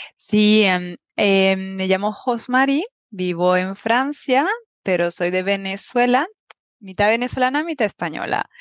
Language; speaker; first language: Spanish; native; Spanish